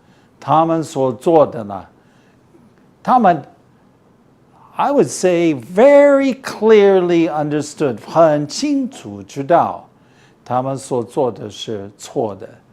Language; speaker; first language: Chinese; non-native, fluent; English